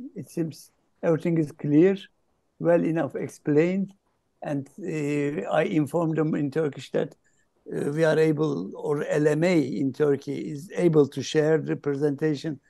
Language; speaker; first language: English; non-native, fluent; Turkish